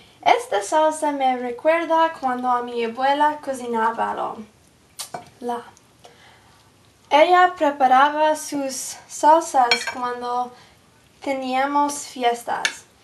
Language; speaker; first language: Spanish; non-native, learner; English